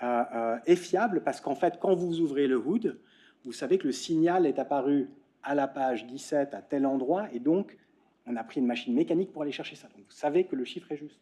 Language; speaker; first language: French; native; French